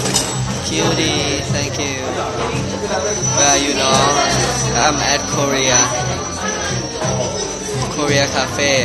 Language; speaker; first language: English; non-native, learner; Thai